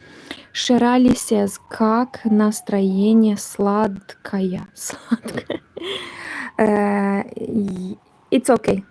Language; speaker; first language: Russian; non-native, learner; Romanian